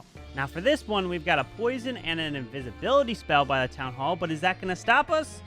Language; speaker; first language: English; native; English